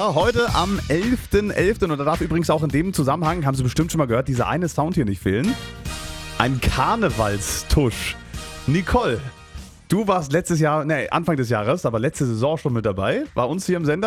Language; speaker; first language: German; native; German